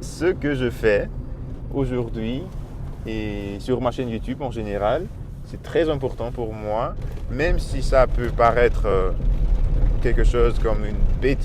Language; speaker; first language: French; non-native, learner; Russian